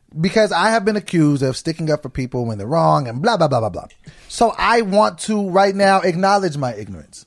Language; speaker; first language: English; native; English